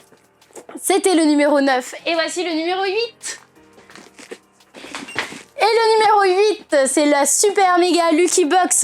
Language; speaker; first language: French; native; French